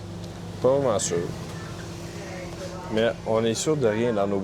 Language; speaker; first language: French; native; French